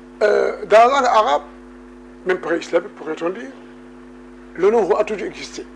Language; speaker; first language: French; non-native, local second language; Wolof